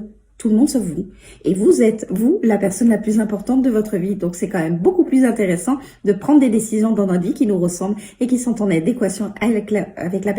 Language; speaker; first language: French; native; French